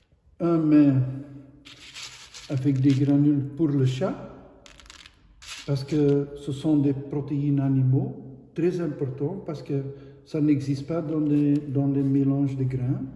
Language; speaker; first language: French; non-native, local second language; Dutch